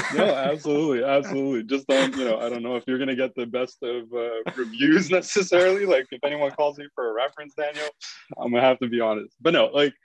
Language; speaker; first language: English; native; English